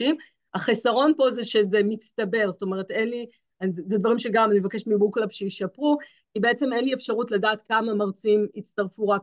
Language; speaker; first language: Hebrew; native; Hebrew